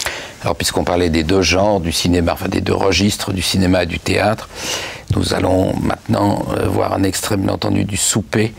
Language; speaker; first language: French; native; French